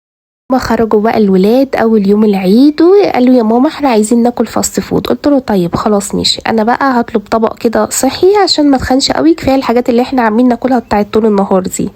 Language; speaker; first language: Arabic; native; Arabic